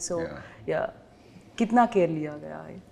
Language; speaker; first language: Hindi; non-native, local second language; Telugu